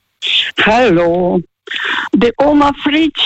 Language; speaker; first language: German; non-native, fluent; Russian